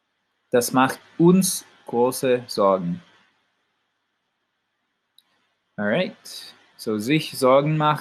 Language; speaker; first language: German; non-native, fluent; English